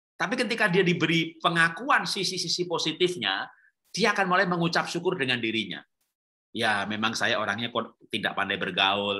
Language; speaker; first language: Indonesian; native; Indonesian